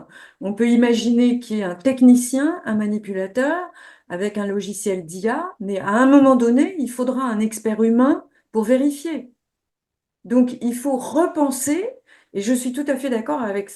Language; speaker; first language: French; native; French